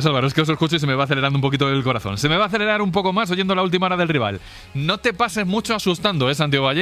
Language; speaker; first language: Spanish; native; Spanish